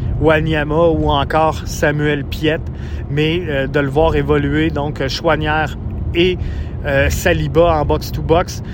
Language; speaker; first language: French; native; French